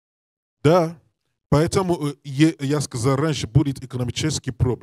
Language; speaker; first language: Russian; non-native, learner; English